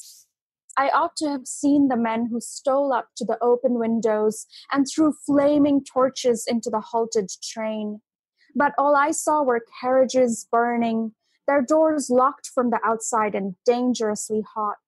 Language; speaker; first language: English; non-native, local second language; Bangla